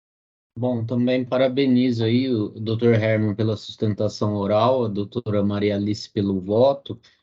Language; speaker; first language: Portuguese; native; Portuguese